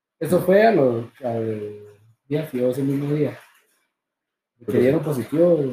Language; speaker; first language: Spanish; native; Spanish